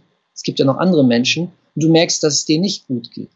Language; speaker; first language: German; native; German